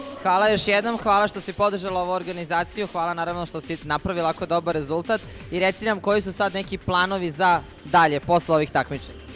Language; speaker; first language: Bosnian; native; Bosnian